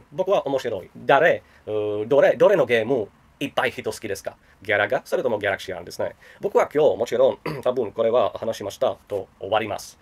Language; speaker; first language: Japanese; non-native, learner; Czech